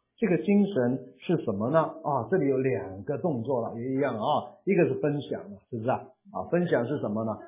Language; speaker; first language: Chinese; non-native, local second language; Cantonese